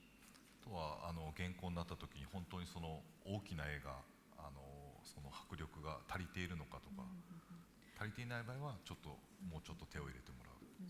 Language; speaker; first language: Japanese; native; Japanese